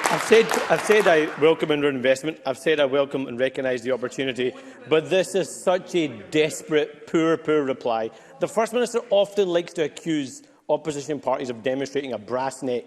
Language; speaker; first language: English; native; English